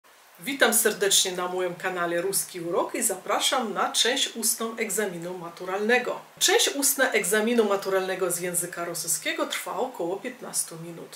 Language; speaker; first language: Polish; native; Polish